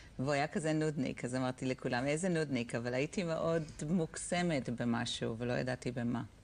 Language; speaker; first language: Hebrew; native; Hebrew